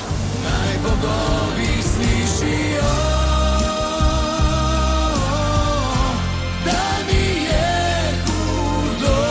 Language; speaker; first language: Slovenian; native; Slovenian